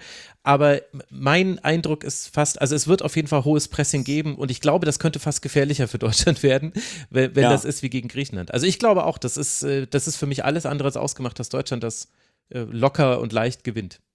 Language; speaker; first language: German; native; German